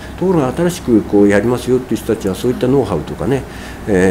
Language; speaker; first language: Japanese; native; Japanese